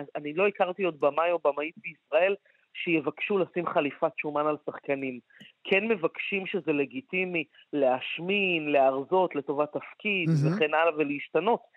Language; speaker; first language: Hebrew; early bilingual, other home language; Arabic